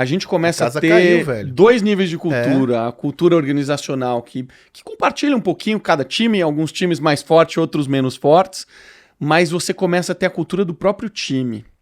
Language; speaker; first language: Portuguese; native; Portuguese